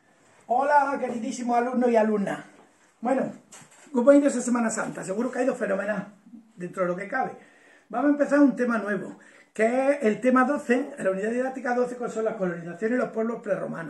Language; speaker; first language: Spanish; native; Spanish